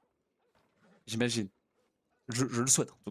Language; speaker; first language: French; native; French